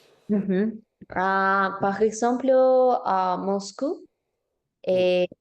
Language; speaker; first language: French; non-native, learner; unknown